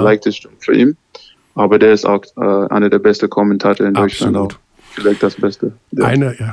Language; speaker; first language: German; non-native, learner; English